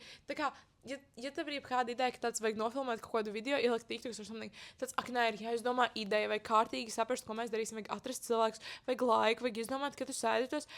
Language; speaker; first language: Latvian; native; Latvian